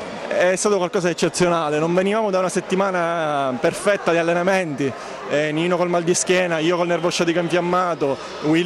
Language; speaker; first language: Italian; native; Italian